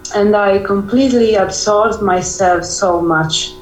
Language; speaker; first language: English; non-native, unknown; Italian